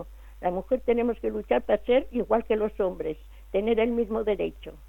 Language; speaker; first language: Spanish; native; Spanish